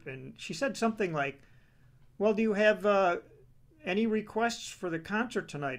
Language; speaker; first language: English; native; English